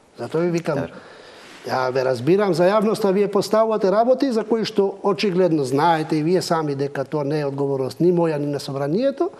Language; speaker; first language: Macedonian; non-native, local second language; Albanian